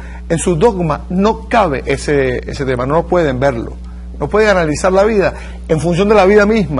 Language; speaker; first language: Spanish; native; Spanish